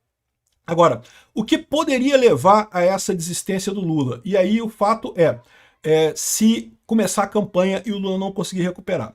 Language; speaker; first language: Portuguese; native; Portuguese